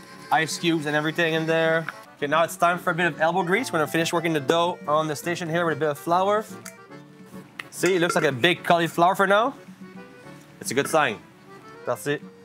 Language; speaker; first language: English; non-native, fluent; French